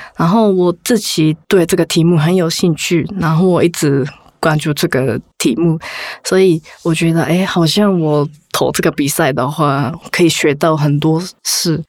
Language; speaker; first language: Chinese; non-native, fluent; Japanese